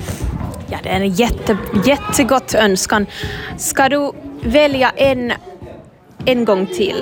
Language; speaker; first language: Swedish; non-native, learner; Finnish